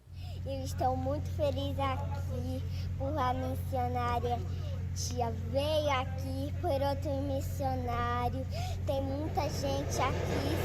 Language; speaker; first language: Portuguese; non-native, local second language; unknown